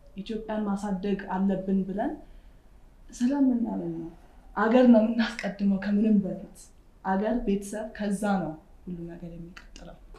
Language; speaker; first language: Amharic; early bilingual, heritage; Amharic